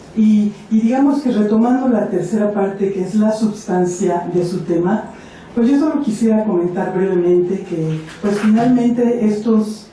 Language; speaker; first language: Spanish; native; Spanish